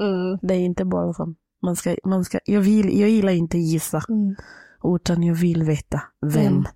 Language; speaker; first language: Swedish; non-native, fluent; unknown